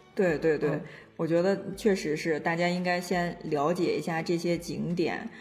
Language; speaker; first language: Chinese; native; Chinese